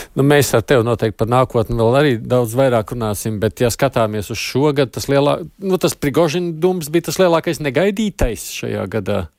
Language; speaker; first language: Latvian; native; Latvian